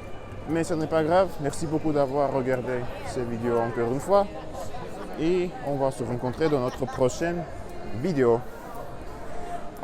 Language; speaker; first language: French; non-native, learner; Russian